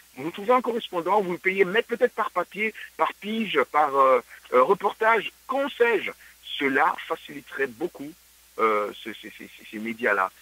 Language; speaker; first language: French; non-native, local second language; Luba-Lulua